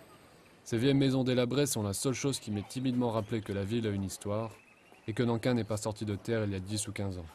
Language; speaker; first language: French; native; French